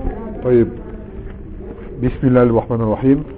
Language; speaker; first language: Arabic; non-native, fluent; French